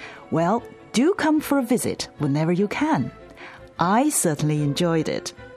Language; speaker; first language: English; non-native, fluent; Chinese